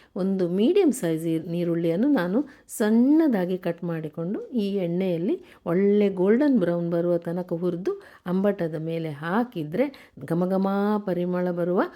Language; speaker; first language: Kannada; non-native, local second language; Konkani